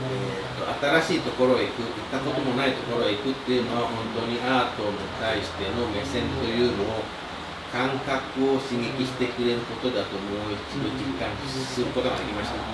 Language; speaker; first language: Japanese; non-native, fluent; Indonesian